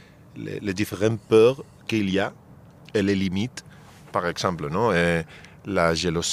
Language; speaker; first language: French; non-native, fluent; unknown